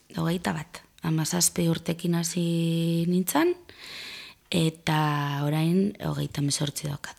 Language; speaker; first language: Basque; non-native, local second language; Spanish